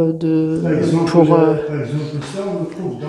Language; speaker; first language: French; non-native, local second language; Arabic